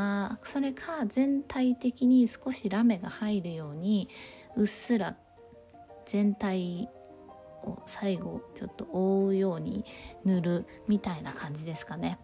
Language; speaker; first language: Japanese; native; Japanese